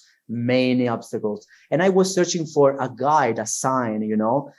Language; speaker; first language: English; non-native, fluent; Italian